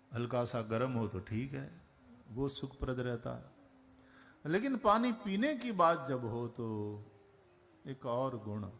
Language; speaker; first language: Hindi; non-native, local second language; Gujarati